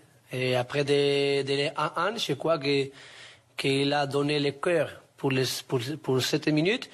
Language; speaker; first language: French; non-native, learner; Spanish